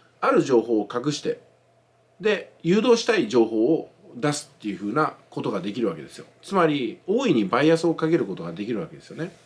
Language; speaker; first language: Japanese; native; Japanese